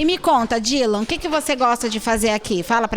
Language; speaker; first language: Portuguese; native; Portuguese